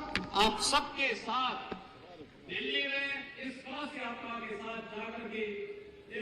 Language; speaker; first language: Hindi; native; Hindi